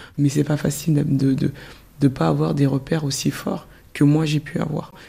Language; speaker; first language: French; early bilingual, other home language; Soninke